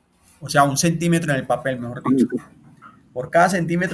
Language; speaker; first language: Spanish; native; Spanish